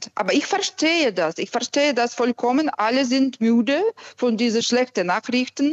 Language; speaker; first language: German; non-native, fluent; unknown